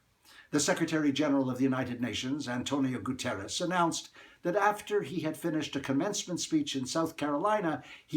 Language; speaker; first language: English; native; English